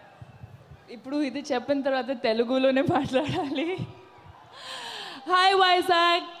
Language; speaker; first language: Telugu; non-native, fluent; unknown